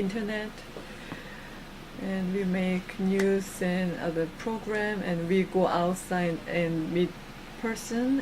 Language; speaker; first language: English; non-native, learner; Korean